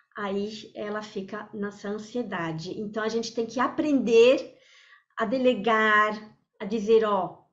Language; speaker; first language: Portuguese; early bilingual, other home language; French